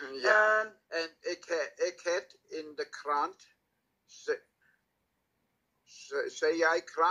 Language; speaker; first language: Dutch; non-native, learner; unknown